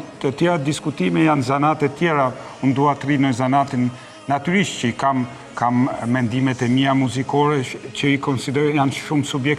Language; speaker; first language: Albanian; native; Albanian